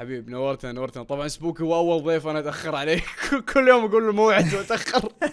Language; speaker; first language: Arabic; native; Arabic